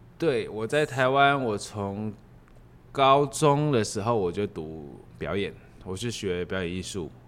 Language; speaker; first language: Chinese; native; Chinese